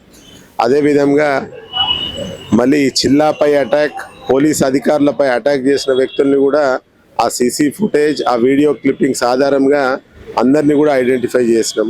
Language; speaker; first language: Telugu; native; Telugu